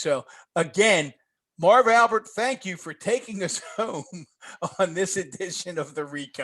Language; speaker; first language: English; native; English